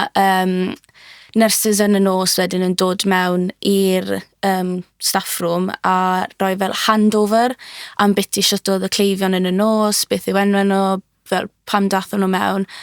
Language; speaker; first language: Welsh; native; Welsh